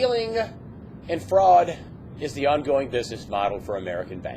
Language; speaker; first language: English; native; English